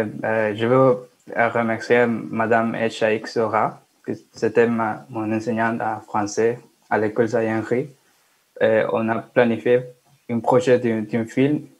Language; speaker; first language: French; non-native, fluent; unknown